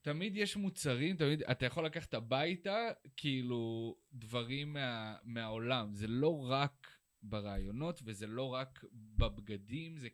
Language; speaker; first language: Hebrew; native; Hebrew